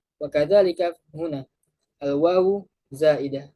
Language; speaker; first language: Arabic; non-native, fluent; Indonesian